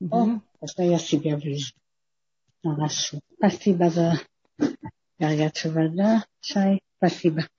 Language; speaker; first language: Russian; non-native, fluent; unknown